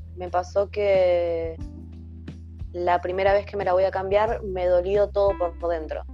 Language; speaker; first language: Spanish; native; Spanish